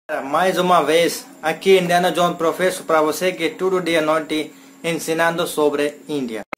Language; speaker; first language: Portuguese; non-native, learner; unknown